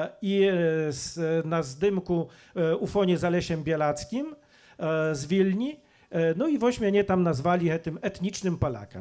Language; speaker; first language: Polish; non-native, local second language; Belarusian